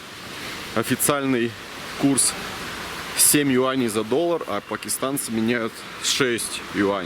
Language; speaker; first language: Russian; native; Russian